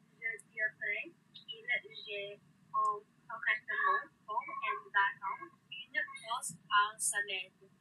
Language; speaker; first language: French; non-native, learner; English